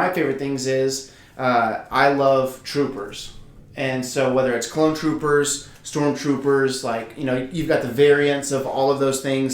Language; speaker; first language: English; native; English